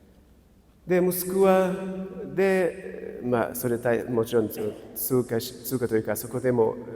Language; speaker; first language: Japanese; non-native, fluent; Portuguese